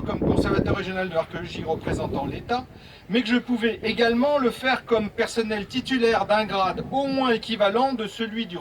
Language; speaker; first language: French; native; French